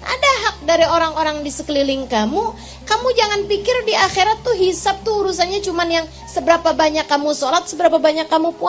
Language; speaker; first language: Indonesian; native; Indonesian